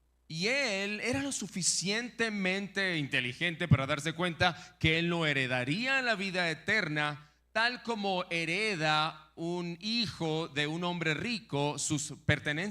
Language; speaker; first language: Spanish; native; Spanish